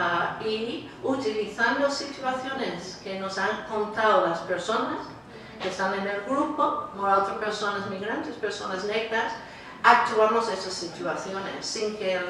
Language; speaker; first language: Spanish; non-native, fluent; English